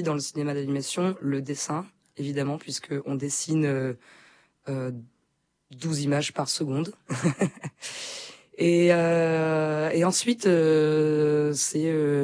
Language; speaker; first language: French; native; French